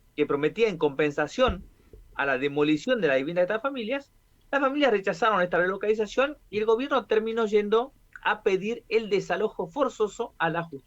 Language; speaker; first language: Spanish; native; Spanish